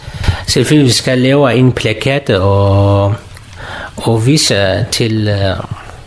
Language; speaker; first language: Danish; non-native, learner; Kurdish